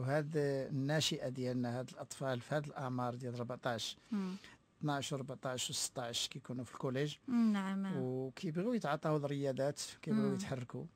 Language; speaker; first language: Arabic; native; Arabic